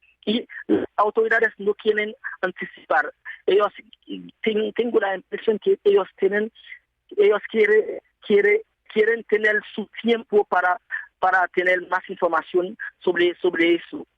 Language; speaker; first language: Spanish; non-native, fluent; Haitian Creole